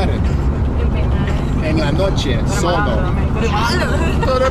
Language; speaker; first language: Spanish; non-native, learner; English